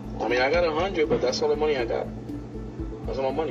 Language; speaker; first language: Spanish; native; Spanish